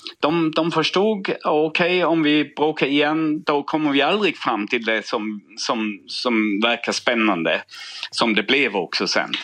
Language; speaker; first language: Swedish; non-native, fluent; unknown